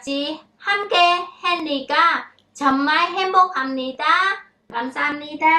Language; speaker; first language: Korean; non-native, learner; Vietnamese